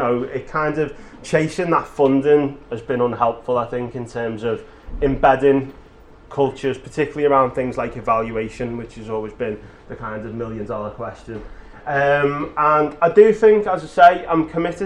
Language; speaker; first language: English; native; English